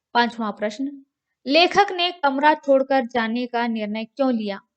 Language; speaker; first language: Hindi; non-native, local second language; Kannada